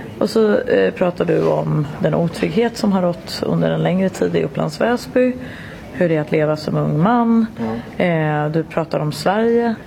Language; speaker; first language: Swedish; native; Swedish